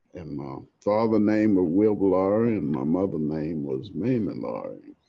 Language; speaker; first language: English; native; English